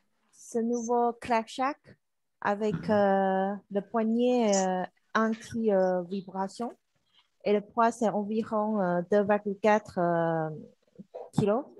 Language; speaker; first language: French; non-native, learner; Chinese